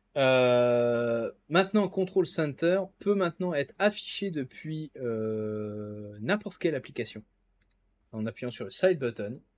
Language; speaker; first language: French; native; French